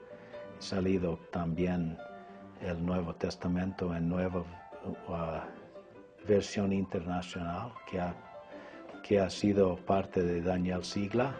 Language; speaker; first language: Spanish; early bilingual, other home language; English